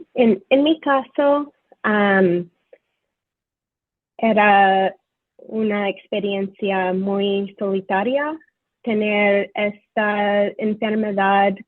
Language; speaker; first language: Spanish; non-native, fluent; English